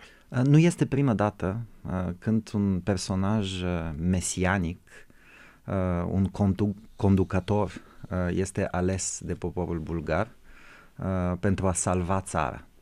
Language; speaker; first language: Romanian; non-native, fluent; Bulgarian